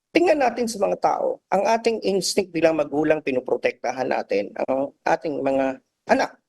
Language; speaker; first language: Filipino; native; Filipino